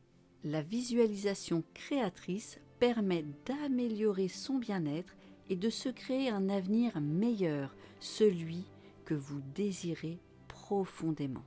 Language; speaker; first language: French; native; French